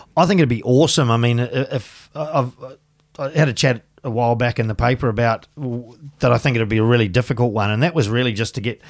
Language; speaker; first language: English; native; English